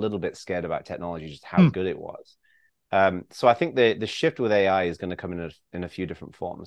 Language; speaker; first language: English; native; English